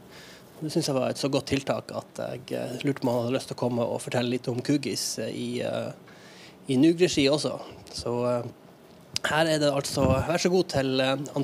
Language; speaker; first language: Norwegian; native; Norwegian